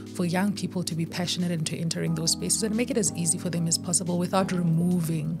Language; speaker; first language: English; non-native, local second language; Zulu